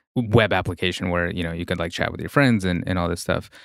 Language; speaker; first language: English; non-native, fluent; Russian